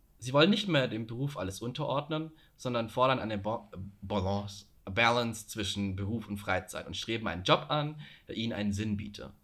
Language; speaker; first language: German; native; German